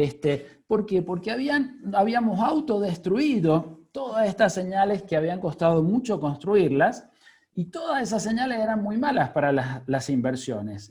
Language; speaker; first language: Spanish; native; Spanish